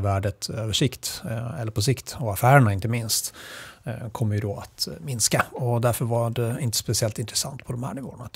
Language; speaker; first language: Swedish; native; Swedish